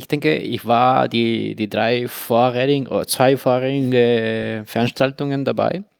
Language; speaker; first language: German; non-native, fluent; Spanish